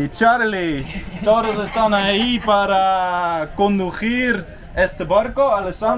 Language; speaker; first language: Spanish; non-native, learner; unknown